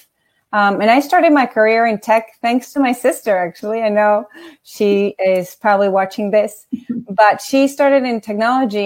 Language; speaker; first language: English; non-native, fluent; Spanish